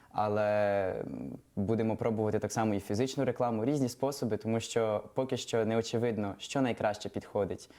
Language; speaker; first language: Ukrainian; native; Ukrainian